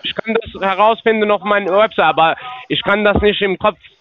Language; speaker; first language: German; non-native, learner; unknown